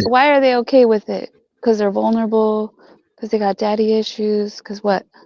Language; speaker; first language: English; native; English